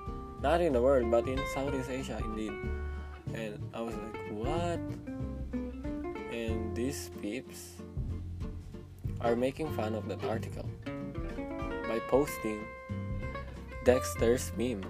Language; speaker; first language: English; non-native, local second language; Filipino